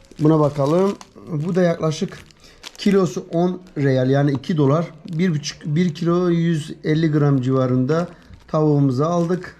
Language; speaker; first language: Turkish; native; Turkish